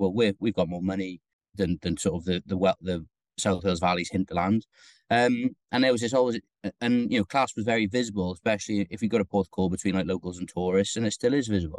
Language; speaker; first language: English; native; English